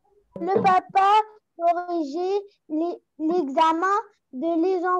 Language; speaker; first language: French; non-native, local second language; Arabic